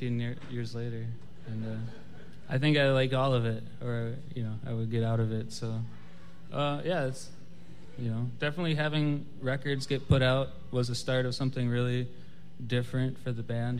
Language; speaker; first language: English; native; English